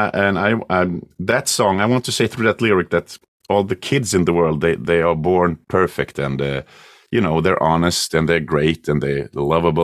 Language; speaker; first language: English; non-native, fluent; Swedish